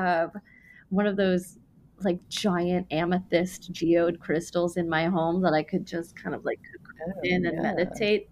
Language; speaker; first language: English; native; English